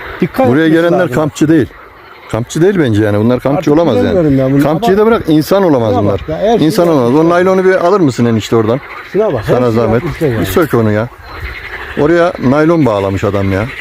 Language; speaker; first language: Turkish; native; Turkish